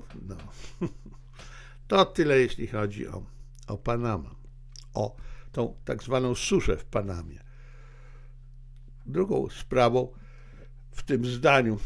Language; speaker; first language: Polish; native; Polish